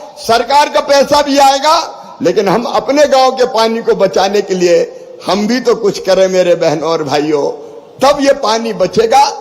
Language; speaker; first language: Hindi; native; Hindi